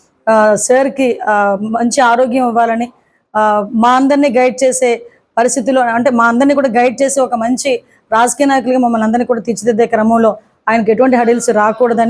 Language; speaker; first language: Telugu; native; Telugu